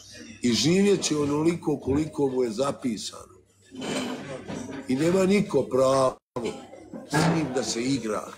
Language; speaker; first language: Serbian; early bilingual, heritage; Bosnian